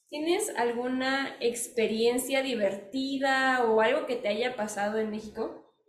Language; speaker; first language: Spanish; native; Spanish